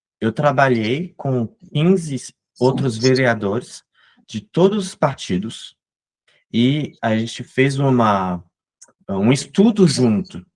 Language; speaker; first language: Portuguese; non-native, fluent; French